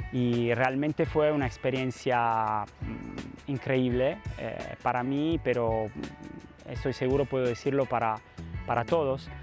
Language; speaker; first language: Spanish; non-native, fluent; Italian